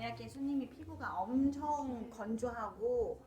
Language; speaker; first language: Korean; non-native, fluent; Chinese